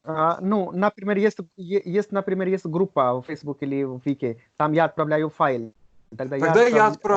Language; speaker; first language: Russian; non-native, learner; Hindi